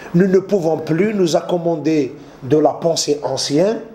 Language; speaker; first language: French; non-native, local second language; Arabic